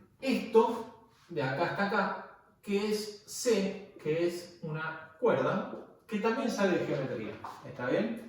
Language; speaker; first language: Spanish; native; Spanish